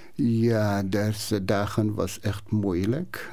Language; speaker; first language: Dutch; non-native, learner; Persian